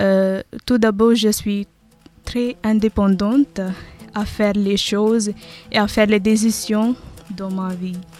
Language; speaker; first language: French; non-native, learner; Tamil